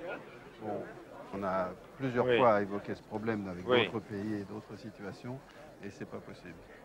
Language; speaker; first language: French; native; French